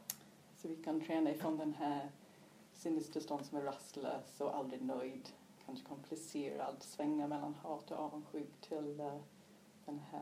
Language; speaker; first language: Swedish; non-native, fluent; English